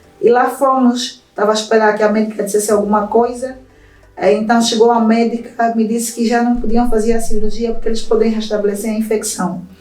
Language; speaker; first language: Portuguese; native; Portuguese